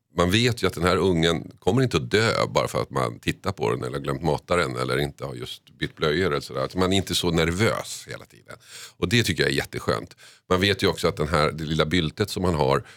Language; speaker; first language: Swedish; early bilingual, other home language; Finnish